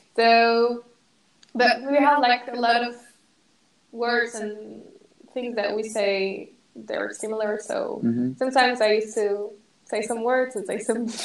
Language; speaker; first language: English; non-native, fluent; Arabic